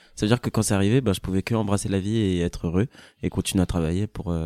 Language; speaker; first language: French; native; French